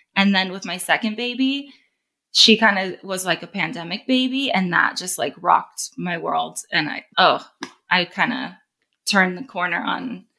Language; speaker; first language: English; native; English